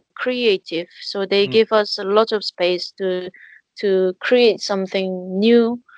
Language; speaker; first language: English; non-native, fluent; Korean